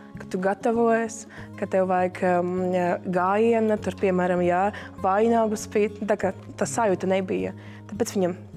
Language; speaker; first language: Latvian; non-native, local second language; Russian